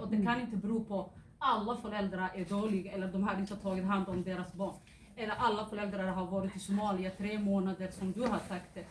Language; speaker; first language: Swedish; non-native, fluent; Somali